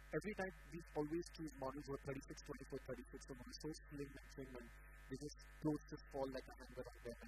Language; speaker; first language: English; non-native, local second language; Marathi